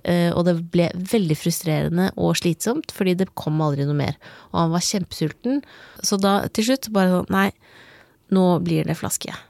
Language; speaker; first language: Norwegian; native; Norwegian